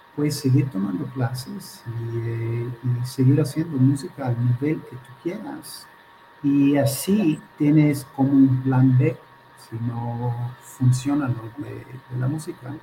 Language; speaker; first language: Spanish; non-native, fluent; Hebrew